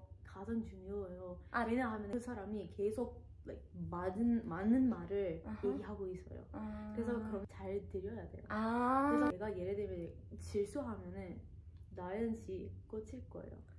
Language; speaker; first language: Korean; non-native, learner; English